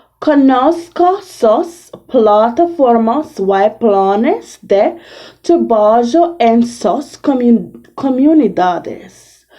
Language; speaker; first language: Spanish; non-native, learner; English